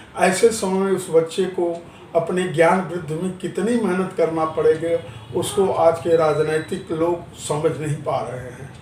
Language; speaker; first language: Hindi; non-native, local second language; Marathi